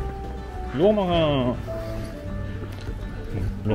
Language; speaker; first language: Japanese; non-native, fluent; French